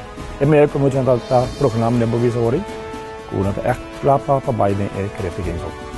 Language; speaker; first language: Dutch; non-native, local second language; Papiamento